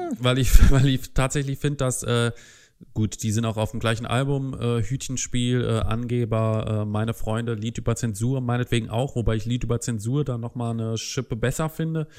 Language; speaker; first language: German; native; German